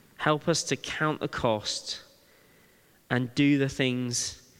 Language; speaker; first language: English; native; English